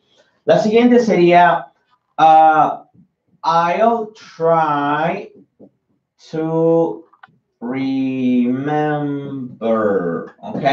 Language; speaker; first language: Spanish; native; Spanish